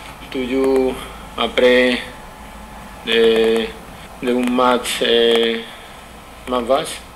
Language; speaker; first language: French; non-native, learner; Spanish